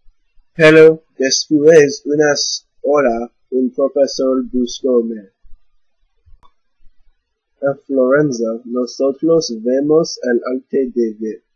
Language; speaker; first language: Spanish; non-native, learner; English